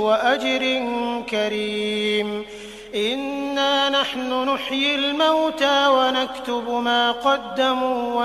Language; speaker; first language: Arabic; native; Arabic